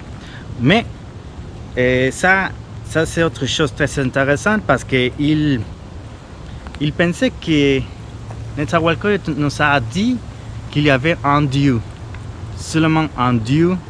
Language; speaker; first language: French; non-native, fluent; Spanish